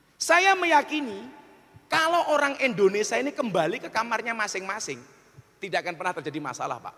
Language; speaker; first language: Indonesian; non-native, local second language; Javanese